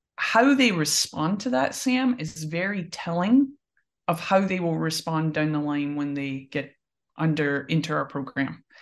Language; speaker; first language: English; native; English